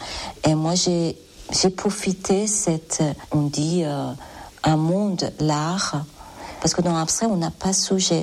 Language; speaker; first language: French; non-native, fluent; Persian